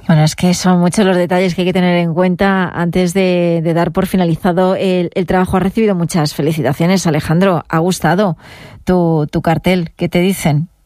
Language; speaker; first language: Spanish; native; Spanish